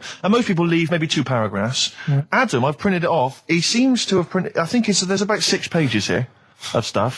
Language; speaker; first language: English; native; English